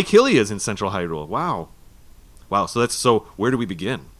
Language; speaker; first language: English; native; English